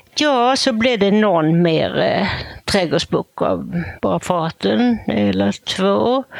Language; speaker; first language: Swedish; native; Swedish